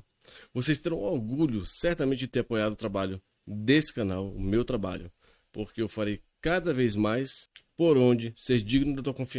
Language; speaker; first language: Portuguese; native; Portuguese